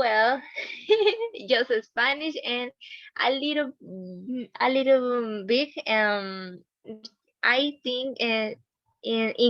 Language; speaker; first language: English; non-native, learner; Spanish